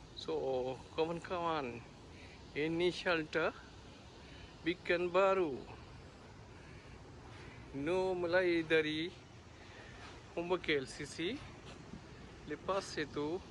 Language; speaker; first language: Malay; non-native, learner; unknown